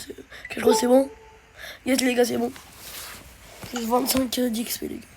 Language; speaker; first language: French; native; French